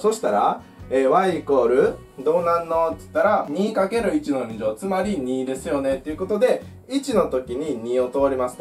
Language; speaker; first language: Japanese; native; Japanese